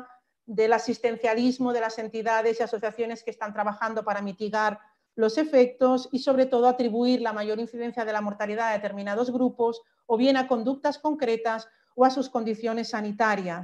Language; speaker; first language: Spanish; native; Spanish